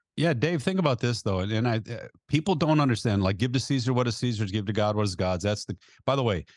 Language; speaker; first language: English; native; English